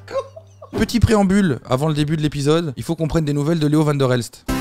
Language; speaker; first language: French; native; French